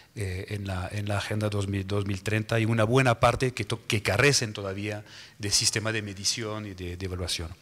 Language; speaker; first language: Spanish; non-native, fluent; French